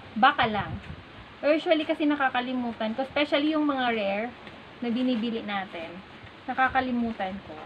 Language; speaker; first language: Filipino; non-native, local second language; Cebuano